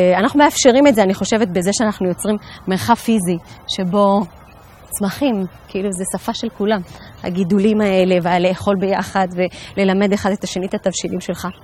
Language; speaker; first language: Hebrew; early bilingual, other home language; Amharic